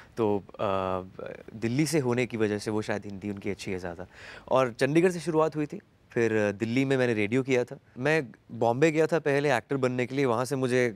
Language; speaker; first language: Hindi; native; Hindi